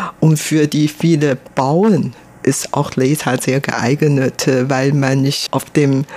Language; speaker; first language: German; non-native, fluent; Hakka Chinese